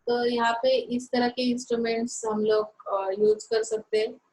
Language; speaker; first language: Hindi; non-native, local second language; Marathi